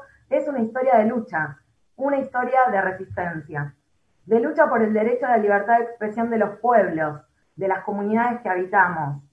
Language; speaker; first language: Spanish; native; Spanish